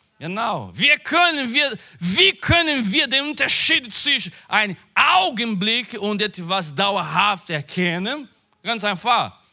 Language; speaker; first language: German; non-native, learner; Portuguese